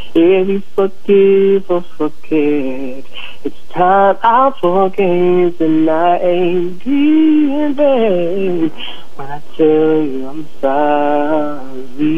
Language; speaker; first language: English; native; English